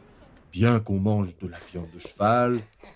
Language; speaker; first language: French; non-native, learner; Spanish